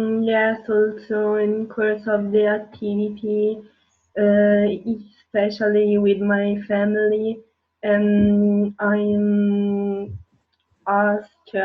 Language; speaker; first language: English; non-native, learner; Italian